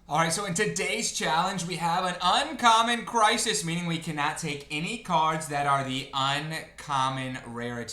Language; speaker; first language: English; native; English